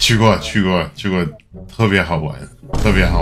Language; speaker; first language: Chinese; non-native, fluent; English